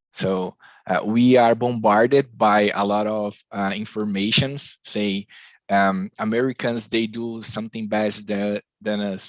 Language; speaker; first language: English; non-native, learner; Portuguese